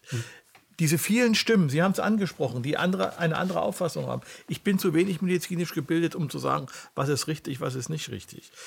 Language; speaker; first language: German; native; German